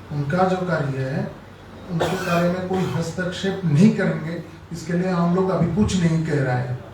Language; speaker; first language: Hindi; non-native, local second language; Bangla